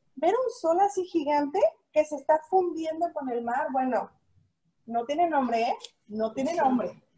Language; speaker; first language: Spanish; native; Spanish